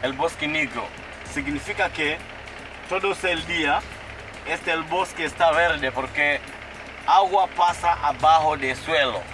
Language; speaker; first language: Spanish; non-native, learner; Swahili